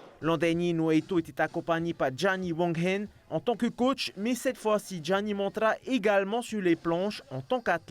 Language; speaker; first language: French; native; French